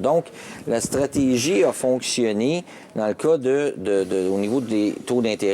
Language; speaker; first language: French; native; French